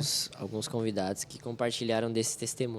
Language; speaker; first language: Portuguese; native; Portuguese